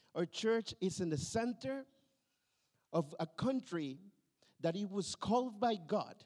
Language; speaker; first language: English; non-native, fluent; Spanish